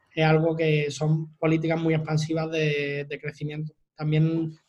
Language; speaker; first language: Spanish; native; Spanish